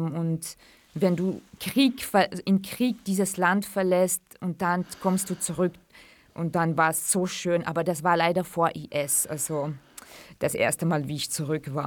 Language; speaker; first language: German; early bilingual, other home language; Central Kurdish